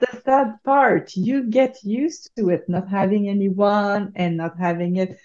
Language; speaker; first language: English; non-native, fluent; French